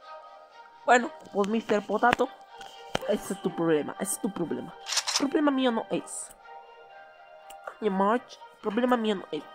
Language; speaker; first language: Spanish; native; Spanish